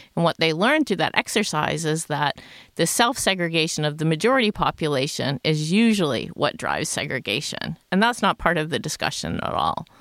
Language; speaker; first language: English; native; English